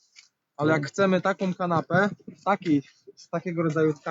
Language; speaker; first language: Polish; native; Polish